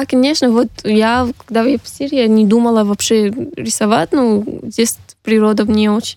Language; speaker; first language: Russian; non-native, learner; Arabic